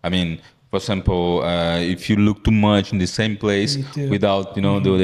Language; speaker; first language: English; non-native, fluent; Portuguese